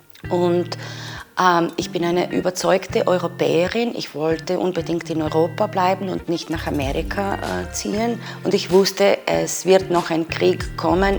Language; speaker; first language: German; non-native, fluent; Serbian